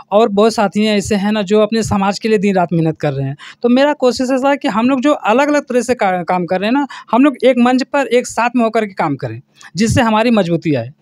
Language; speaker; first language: Hindi; native; Hindi